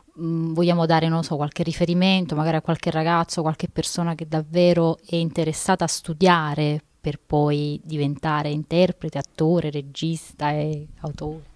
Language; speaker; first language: Italian; native; Italian